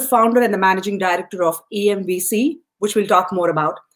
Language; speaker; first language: English; non-native, local second language; Tamil